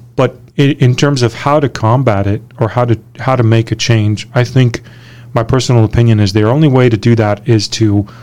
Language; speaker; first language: English; early bilingual, other home language; Romanian